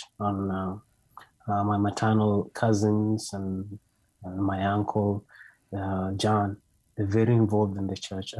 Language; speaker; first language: English; non-native, local second language; Luyia